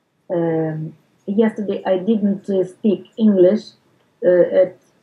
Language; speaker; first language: English; non-native, learner; Russian